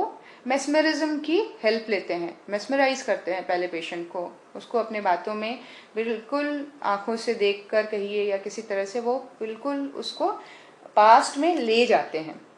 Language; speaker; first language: Hindi; native; Hindi